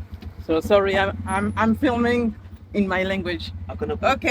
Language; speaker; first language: English; non-native, learner; French